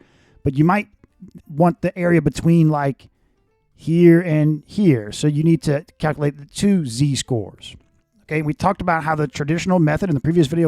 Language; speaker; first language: English; native; English